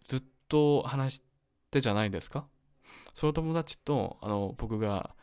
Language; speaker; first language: Japanese; non-native, learner; Korean